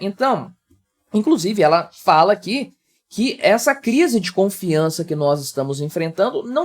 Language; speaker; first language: Portuguese; native; Portuguese